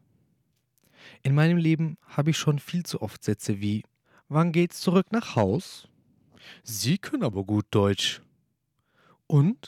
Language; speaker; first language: German; early bilingual, other home language; Turkish